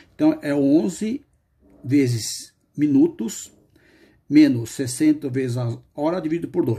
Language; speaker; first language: Portuguese; native; Portuguese